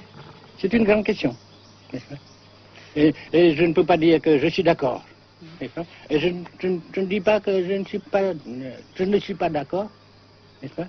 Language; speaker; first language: French; non-native, local second language; Vietnamese